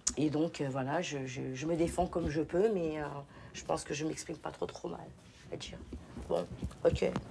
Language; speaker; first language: French; early bilingual, other home language; Portuguese